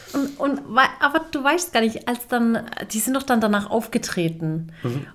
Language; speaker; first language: German; early bilingual, other home language; Turkish